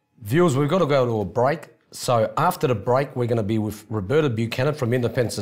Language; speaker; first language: English; native; English